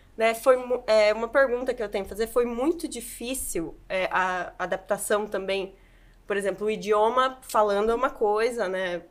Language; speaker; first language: Portuguese; native; Portuguese